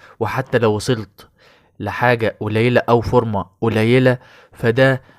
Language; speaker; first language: Arabic; native; Arabic